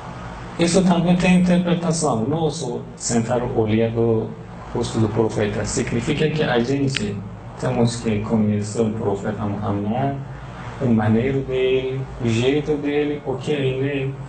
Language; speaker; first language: Portuguese; non-native, learner; Persian